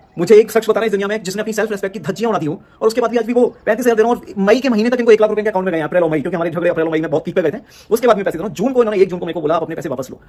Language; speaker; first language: Hindi; native; Hindi